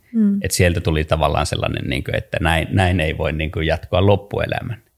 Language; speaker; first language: Finnish; native; Finnish